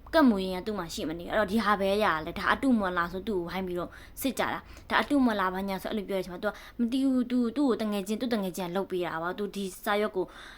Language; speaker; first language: Burmese; native; Burmese